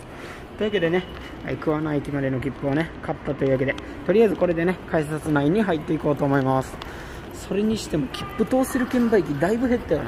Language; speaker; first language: Japanese; native; Japanese